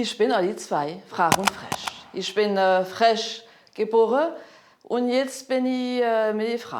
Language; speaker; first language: German; non-native, local second language; French